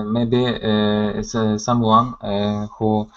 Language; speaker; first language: English; non-native, learner; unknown